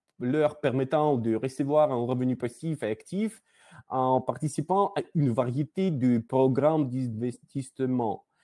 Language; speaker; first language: French; non-native, learner; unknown